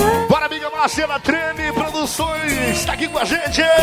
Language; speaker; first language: Portuguese; native; Portuguese